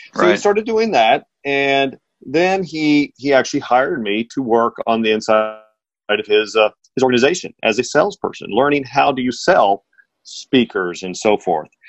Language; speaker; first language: English; native; English